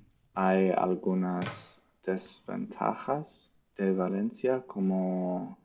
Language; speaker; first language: Spanish; non-native, learner; English